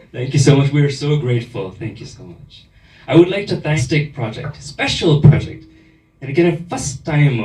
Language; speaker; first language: Kannada; early bilingual, other home language; German